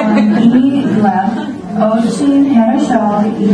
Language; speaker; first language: Russian; non-native, learner; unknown